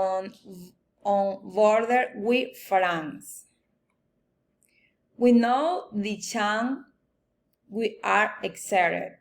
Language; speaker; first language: English; non-native, learner; Spanish